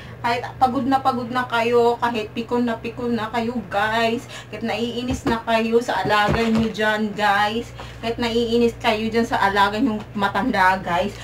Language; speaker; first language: Filipino; non-native, local second language; Cebuano